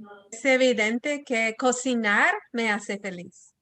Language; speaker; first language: Spanish; early bilingual, heritage; Spanish